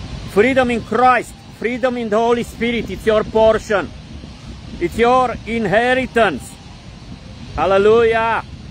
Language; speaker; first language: English; non-native, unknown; Romanian